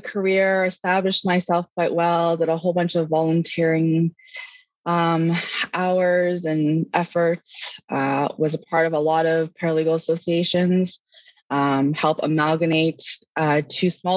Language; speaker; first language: English; native; English